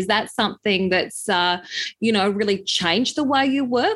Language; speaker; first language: English; native; English